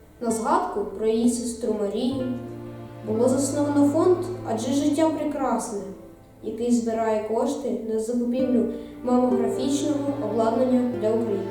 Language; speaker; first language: Ukrainian; native; Ukrainian